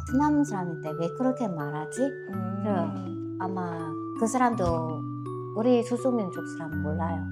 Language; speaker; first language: Korean; non-native, learner; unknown